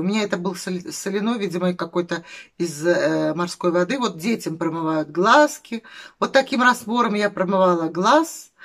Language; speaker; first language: Russian; native; Russian